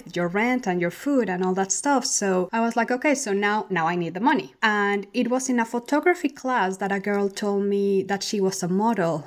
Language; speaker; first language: English; non-native, fluent; Spanish